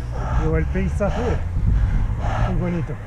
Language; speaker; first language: Spanish; non-native, learner; French